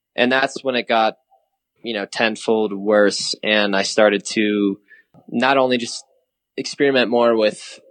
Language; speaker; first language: English; native; English